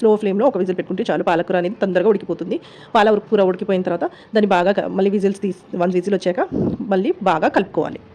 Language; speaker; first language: Telugu; non-native, local second language; Urdu